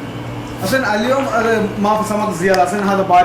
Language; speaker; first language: Arabic; non-native, learner; Malayalam